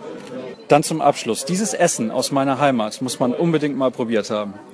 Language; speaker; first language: German; native; German